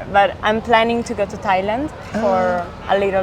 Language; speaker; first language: English; non-native, fluent; Italian